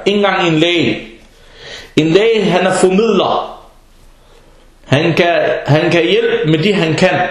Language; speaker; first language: Danish; early bilingual, other home language; Arabic